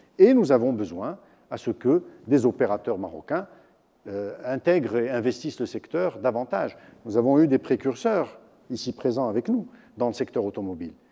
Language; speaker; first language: French; non-native, local second language; Arabic